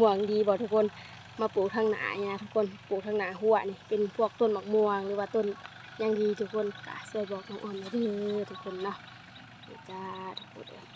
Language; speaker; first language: Thai; non-native, local second language; Lao